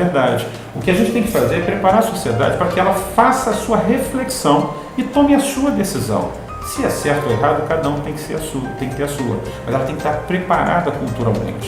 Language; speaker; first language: Portuguese; native; Portuguese